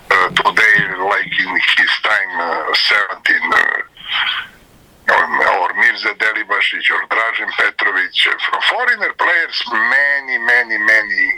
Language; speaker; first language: English; non-native, learner; Serbian